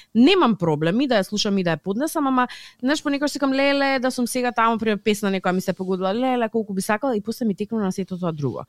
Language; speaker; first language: Macedonian; native; Macedonian